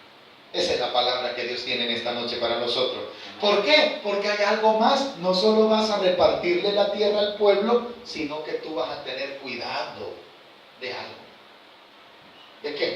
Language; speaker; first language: Spanish; native; Spanish